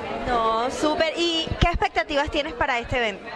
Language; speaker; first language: Spanish; native; Spanish